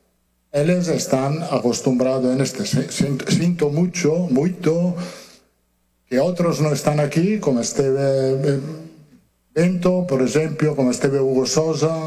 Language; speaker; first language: Portuguese; non-native, learner; Italian